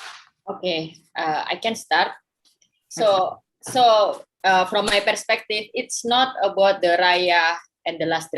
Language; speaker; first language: English; non-native, fluent; Indonesian